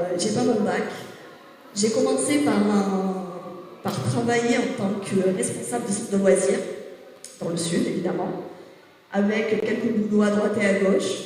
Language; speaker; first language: French; native; French